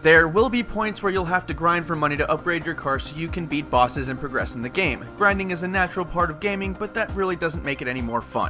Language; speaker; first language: English; native; English